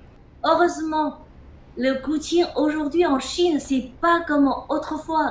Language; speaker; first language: French; non-native, fluent; Chinese